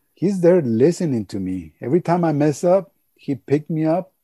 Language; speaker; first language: English; early bilingual, other home language; Spanish